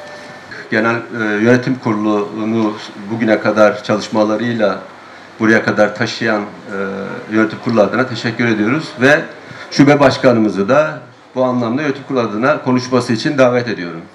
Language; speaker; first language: Turkish; native; Turkish